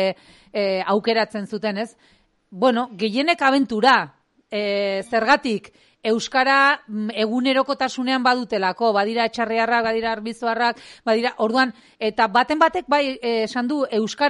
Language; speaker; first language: Basque; native; Basque